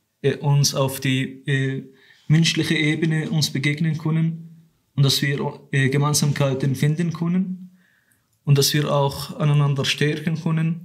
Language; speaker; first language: German; non-native, fluent; Arabic